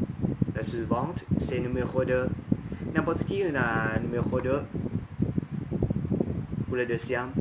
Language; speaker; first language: French; non-native, learner; Thai